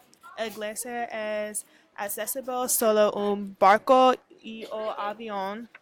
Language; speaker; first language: Spanish; non-native, learner; English